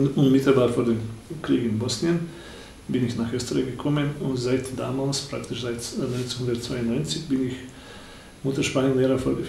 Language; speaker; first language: German; non-native, fluent; Bosnian